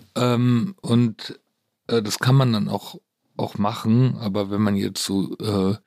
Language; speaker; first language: German; native; German